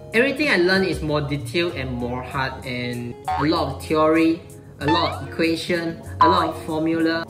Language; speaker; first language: English; non-native, local second language; Chinese